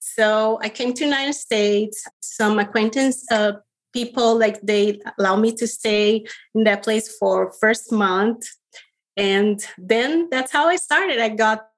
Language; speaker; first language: English; non-native, fluent; Portuguese